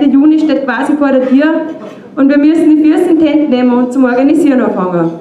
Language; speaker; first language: German; native; German